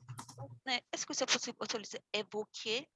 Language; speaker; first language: French; non-native, learner; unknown